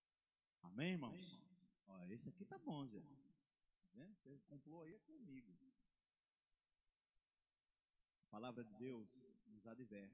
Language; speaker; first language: Portuguese; native; Portuguese